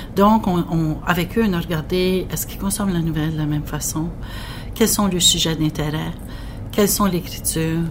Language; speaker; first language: French; native; French